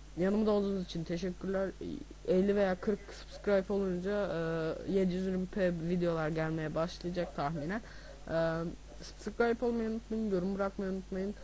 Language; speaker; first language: Turkish; native; Turkish